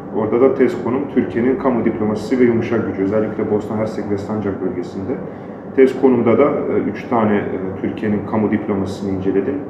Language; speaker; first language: Turkish; non-native, fluent; Bosnian